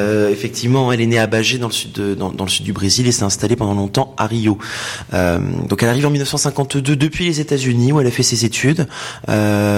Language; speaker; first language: French; native; French